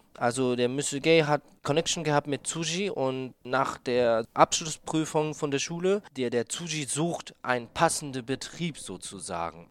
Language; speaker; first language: German; non-native, fluent; Japanese